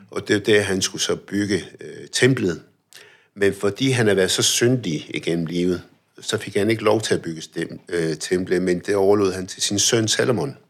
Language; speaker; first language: Danish; early bilingual, other home language; Arabic